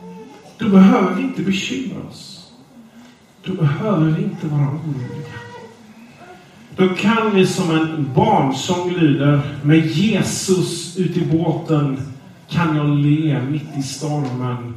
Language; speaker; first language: Swedish; non-native, fluent; English